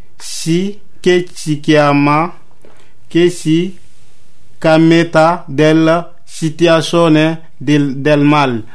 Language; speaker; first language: Italian; non-native, learner; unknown